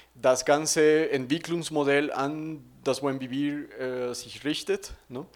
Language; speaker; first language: German; non-native, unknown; Spanish